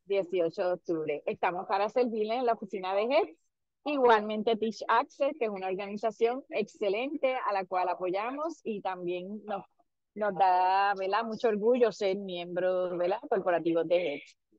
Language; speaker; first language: Spanish; native; Spanish